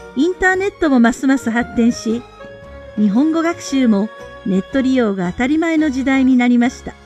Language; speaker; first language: Japanese; native; Japanese